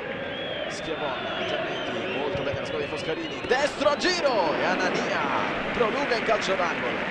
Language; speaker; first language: Italian; native; Italian